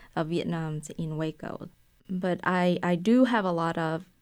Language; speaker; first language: English; non-native, fluent; Vietnamese